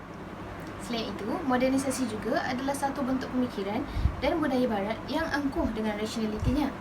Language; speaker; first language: Malay; native; Malay